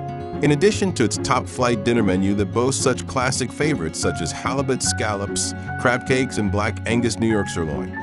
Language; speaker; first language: English; native; English